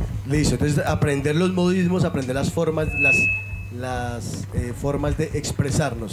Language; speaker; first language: Spanish; native; Spanish